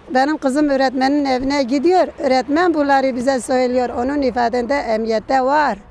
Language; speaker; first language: Turkish; non-native, local second language; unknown